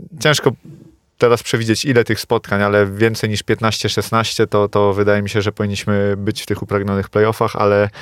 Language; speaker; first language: Polish; native; Polish